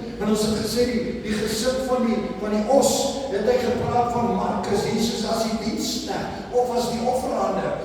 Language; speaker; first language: Afrikaans; non-native, local second language; English